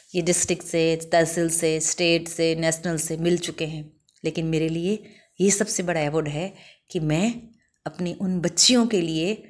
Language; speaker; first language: Hindi; non-native, local second language; Gujarati